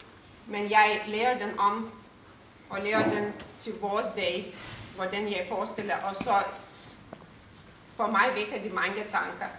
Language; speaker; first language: Danish; non-native, fluent; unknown